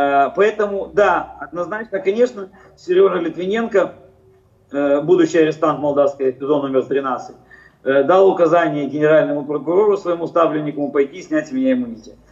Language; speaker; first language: Russian; native; Russian